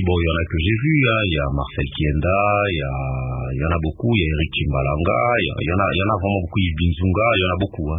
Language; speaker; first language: French; non-native, local second language; Lingala